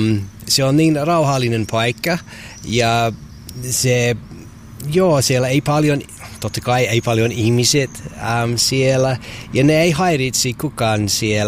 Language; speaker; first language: Finnish; non-native, learner; English